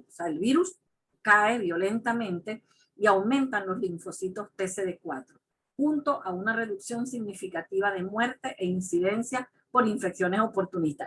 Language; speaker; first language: Spanish; native; Spanish